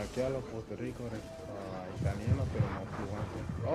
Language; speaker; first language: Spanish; early bilingual, heritage; Spanish